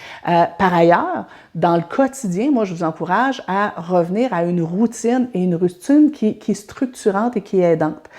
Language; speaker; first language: French; native; French